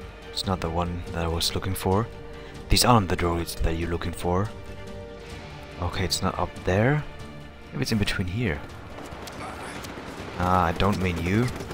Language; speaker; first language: English; non-native, fluent; German